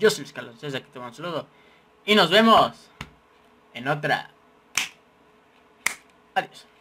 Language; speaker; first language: Spanish; native; Spanish